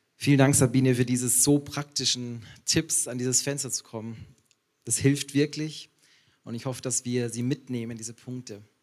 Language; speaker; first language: German; native; German